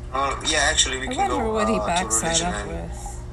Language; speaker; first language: English; non-native, fluent; Slovenian